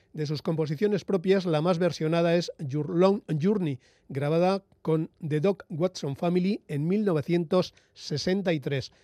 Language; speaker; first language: Spanish; native; Spanish